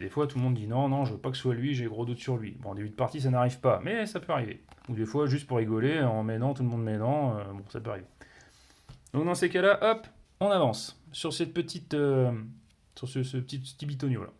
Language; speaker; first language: French; native; French